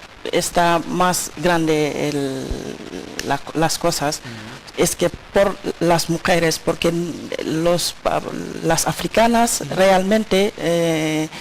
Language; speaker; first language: Spanish; non-native, learner; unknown